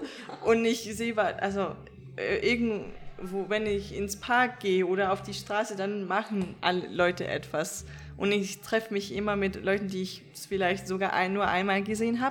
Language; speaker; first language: German; non-native, fluent; Danish